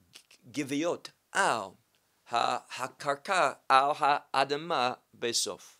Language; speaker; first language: Hebrew; non-native, fluent; English